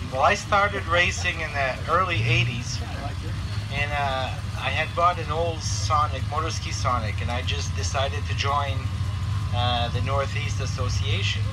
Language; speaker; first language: English; early bilingual, other home language; French